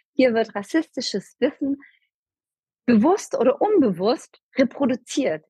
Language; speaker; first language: German; early bilingual, other home language; Turkish